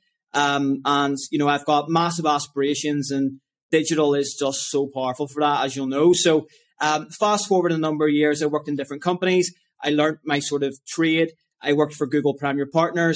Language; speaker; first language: English; native; English